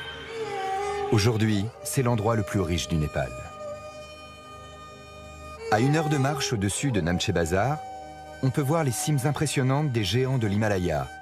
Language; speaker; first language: French; native; French